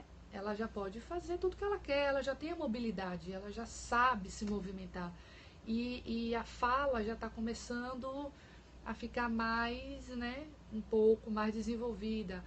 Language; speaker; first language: Portuguese; native; Portuguese